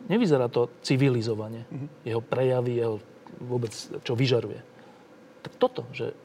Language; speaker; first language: Slovak; native; Slovak